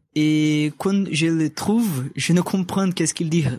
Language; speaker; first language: French; non-native, learner; Portuguese